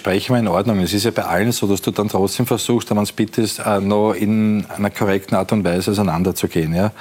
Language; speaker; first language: German; native; German